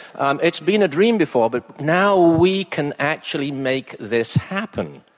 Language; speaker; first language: English; native; English